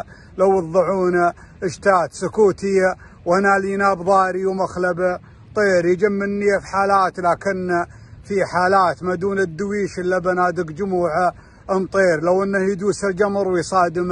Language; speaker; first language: Arabic; native; Arabic